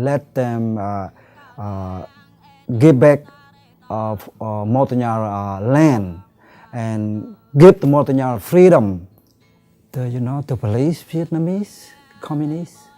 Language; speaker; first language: English; non-native, learner; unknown